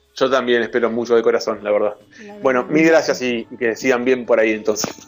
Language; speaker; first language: Spanish; native; Spanish